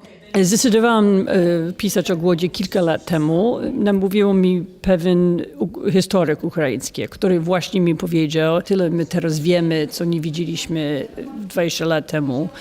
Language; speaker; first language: Polish; non-native, fluent; English